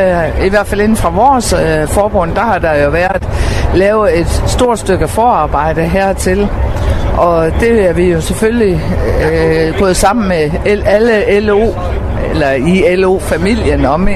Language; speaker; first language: Danish; native; Danish